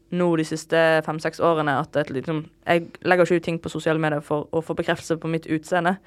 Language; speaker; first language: Norwegian; native; Norwegian